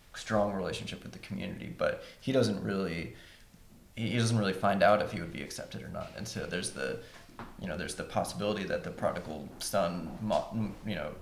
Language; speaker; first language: English; native; English